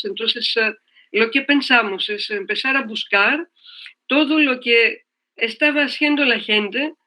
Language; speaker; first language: Spanish; non-native, fluent; Greek